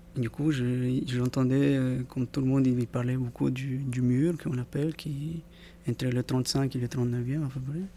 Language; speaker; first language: French; non-native, fluent; Spanish